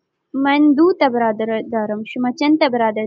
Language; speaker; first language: Persian; non-native, learner; Urdu